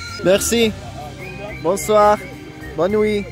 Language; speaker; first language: French; non-native, local second language; Slovak